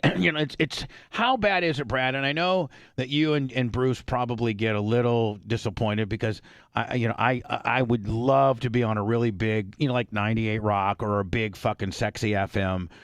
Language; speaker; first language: English; native; English